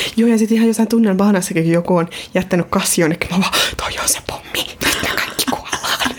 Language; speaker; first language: Finnish; native; Finnish